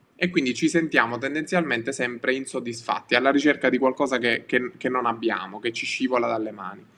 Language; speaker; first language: Italian; native; Italian